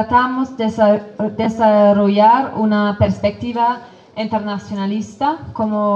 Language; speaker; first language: Spanish; non-native, fluent; Kurdish